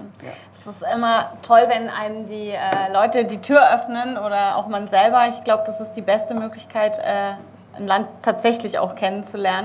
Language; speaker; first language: German; native; German